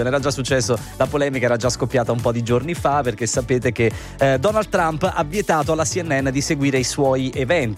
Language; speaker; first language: Italian; native; Italian